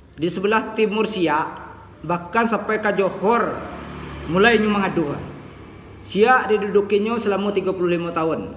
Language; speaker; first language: Malay; non-native, local second language; Minangkabau